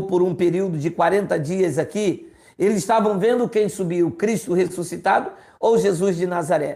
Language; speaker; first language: Portuguese; native; Portuguese